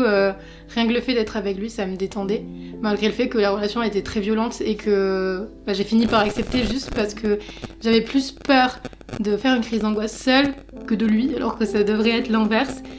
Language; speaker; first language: French; native; French